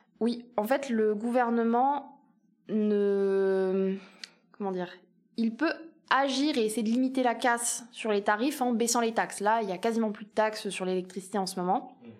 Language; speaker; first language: French; native; French